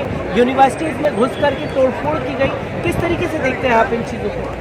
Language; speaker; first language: Hindi; native; Hindi